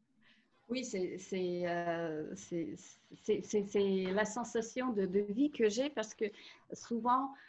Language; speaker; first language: French; non-native, fluent; Russian